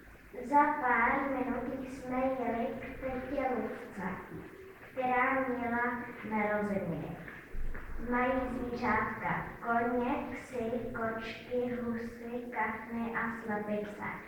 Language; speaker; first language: Czech; native; Czech